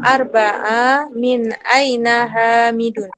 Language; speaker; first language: Arabic; non-native, learner; Indonesian